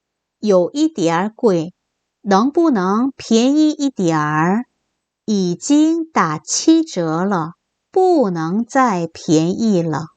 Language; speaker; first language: Chinese; non-native, fluent; Korean